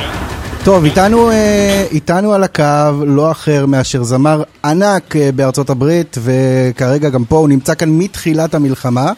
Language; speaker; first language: Hebrew; native; Hebrew